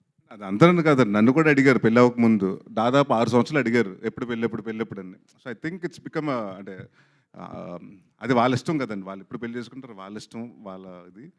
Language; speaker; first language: Telugu; native; Telugu